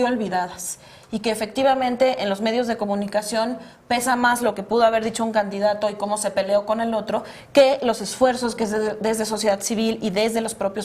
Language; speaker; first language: Spanish; native; Spanish